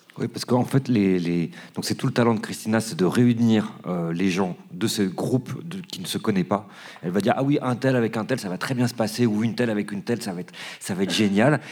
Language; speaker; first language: French; native; French